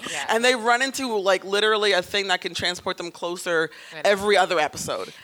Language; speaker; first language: English; native; English